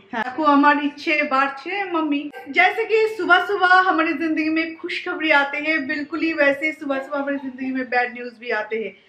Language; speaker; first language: Hindi; non-native, local second language; Bangla